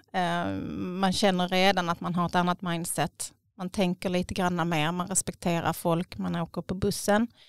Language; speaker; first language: Swedish; native; Swedish